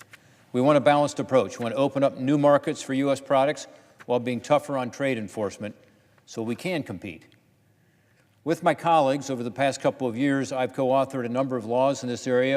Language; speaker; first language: English; native; English